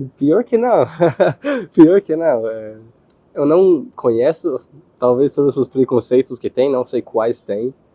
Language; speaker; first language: Portuguese; non-native, fluent; Hebrew